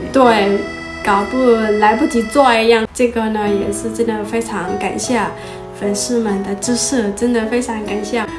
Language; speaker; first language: Chinese; non-native, fluent; Lao